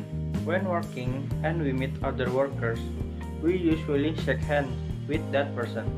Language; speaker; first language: English; non-native, fluent; Indonesian